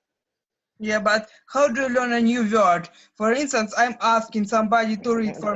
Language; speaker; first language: English; non-native, fluent; Russian